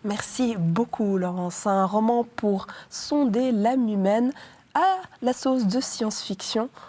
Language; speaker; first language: French; native; French